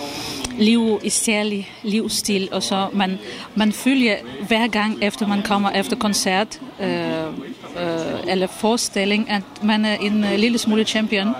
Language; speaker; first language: Danish; non-native, fluent; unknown